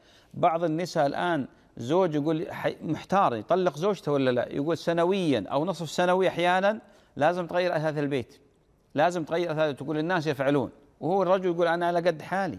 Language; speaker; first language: Arabic; native; Arabic